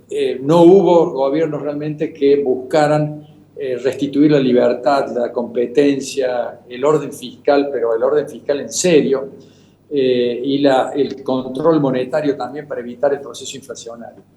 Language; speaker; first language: Spanish; native; Spanish